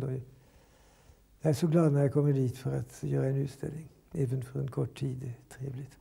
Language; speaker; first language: Swedish; early bilingual, heritage; Swedish